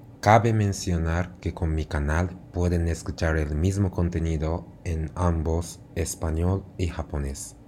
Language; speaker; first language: Spanish; non-native, fluent; Japanese